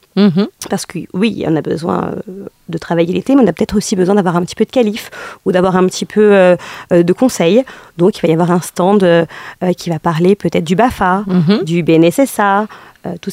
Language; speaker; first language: French; native; French